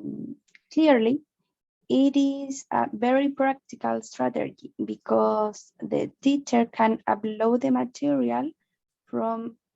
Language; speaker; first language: English; non-native, learner; Spanish